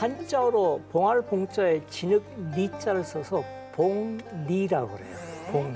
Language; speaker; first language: Korean; native; Korean